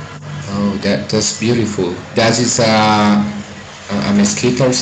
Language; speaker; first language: English; non-native, fluent; Spanish